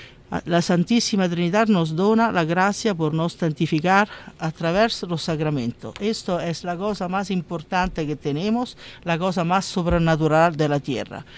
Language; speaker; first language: Spanish; non-native, learner; Italian